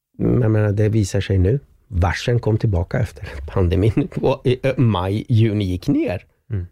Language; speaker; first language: Swedish; non-native, fluent; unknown